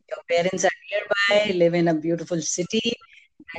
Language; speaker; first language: English; non-native, local second language; Hindi